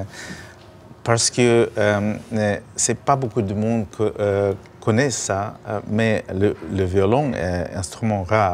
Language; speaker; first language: French; non-native, learner; Russian